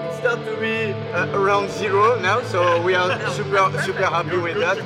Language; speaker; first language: English; non-native, fluent; French